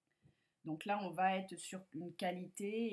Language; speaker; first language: French; native; French